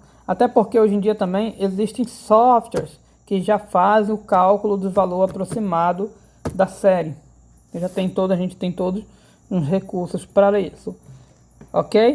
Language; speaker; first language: Portuguese; native; Portuguese